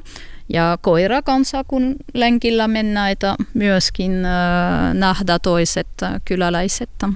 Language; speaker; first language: Finnish; non-native, learner; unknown